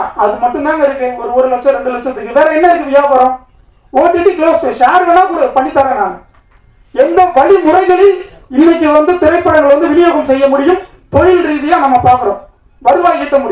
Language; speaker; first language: Tamil; native; Tamil